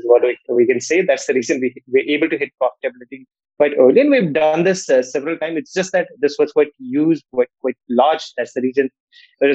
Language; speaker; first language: English; non-native, local second language; Nepali